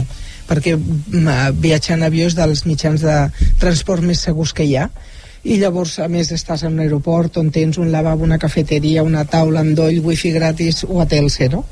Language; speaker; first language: Catalan; native; Catalan